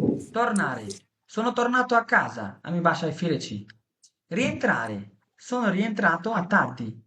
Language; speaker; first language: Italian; non-native, fluent; Bangla